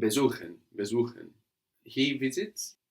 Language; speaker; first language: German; non-native, fluent; English